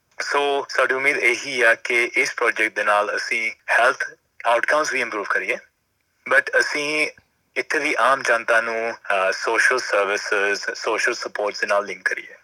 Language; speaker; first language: Punjabi; early bilingual, heritage; Punjabi